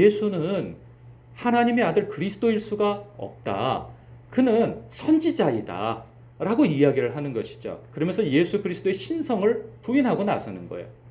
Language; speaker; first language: Korean; native; Korean